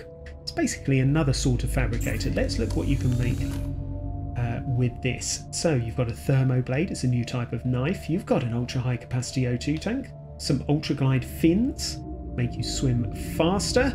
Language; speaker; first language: English; native; English